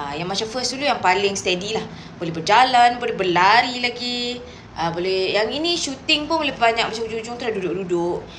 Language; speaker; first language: Malay; native; Malay